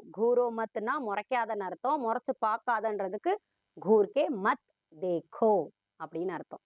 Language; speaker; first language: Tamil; early bilingual, heritage; Tamil